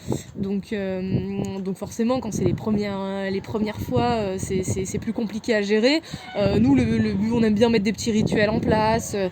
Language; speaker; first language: French; native; French